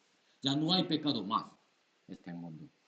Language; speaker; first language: Spanish; non-native, learner; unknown